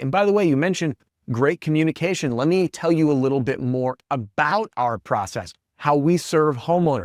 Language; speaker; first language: English; native; English